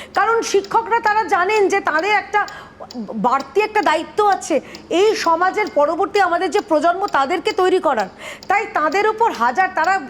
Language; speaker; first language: Bangla; native; Bangla